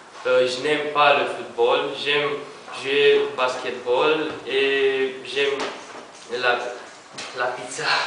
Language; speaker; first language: French; non-native, learner; Romanian